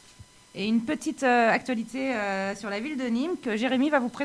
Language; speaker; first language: French; native; French